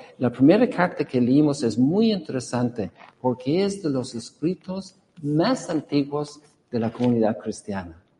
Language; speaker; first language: Spanish; non-native, fluent; English